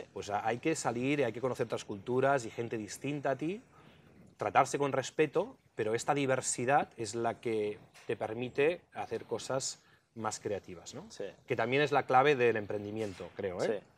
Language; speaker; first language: Spanish; native; Spanish